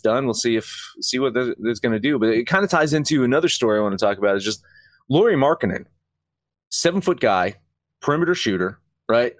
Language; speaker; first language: English; native; English